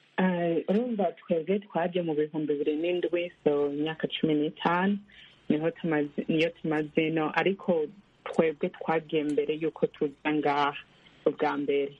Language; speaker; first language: Rundi; early bilingual, heritage; Rundi